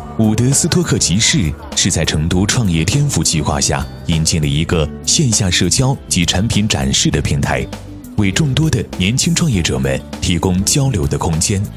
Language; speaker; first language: Chinese; native; Chinese